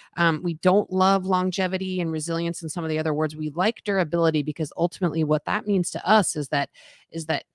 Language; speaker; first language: English; native; English